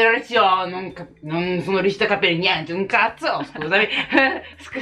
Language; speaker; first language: Italian; non-native, learner; Japanese